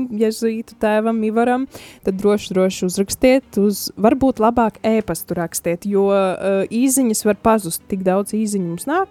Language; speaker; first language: Latvian; native; Latvian